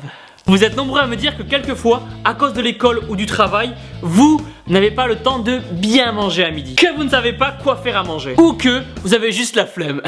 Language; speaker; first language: French; native; French